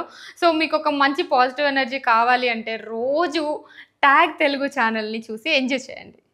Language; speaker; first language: Telugu; native; Telugu